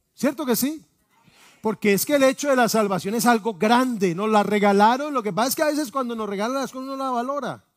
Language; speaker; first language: Spanish; native; Spanish